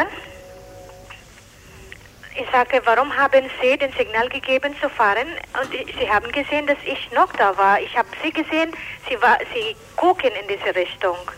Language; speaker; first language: German; non-native, learner; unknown